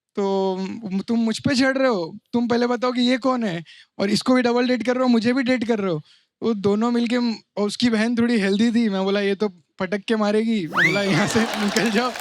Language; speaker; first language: Hindi; native; Hindi